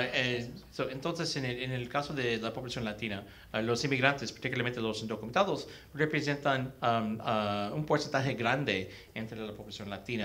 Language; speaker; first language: Spanish; early bilingual, heritage; Spanish